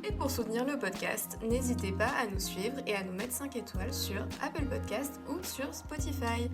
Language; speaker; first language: French; native; French